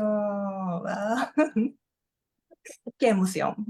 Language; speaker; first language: Spanish; non-native, learner; Japanese